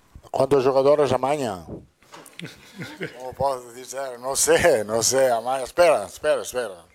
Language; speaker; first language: Portuguese; non-native, fluent; Italian